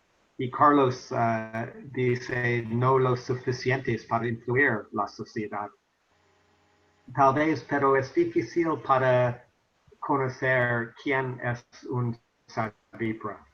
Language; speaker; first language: Spanish; non-native, learner; English